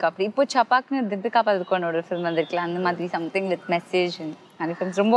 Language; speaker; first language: Tamil; non-native, fluent; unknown